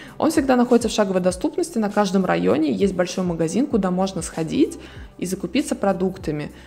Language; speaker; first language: Russian; native; Russian